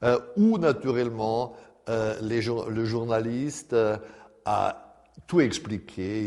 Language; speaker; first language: French; non-native, fluent; German